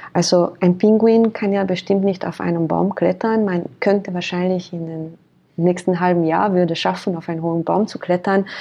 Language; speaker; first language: German; non-native, fluent; Hungarian